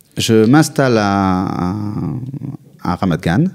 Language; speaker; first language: French; native; French